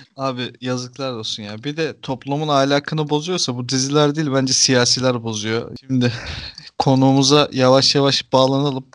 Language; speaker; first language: Turkish; native; Turkish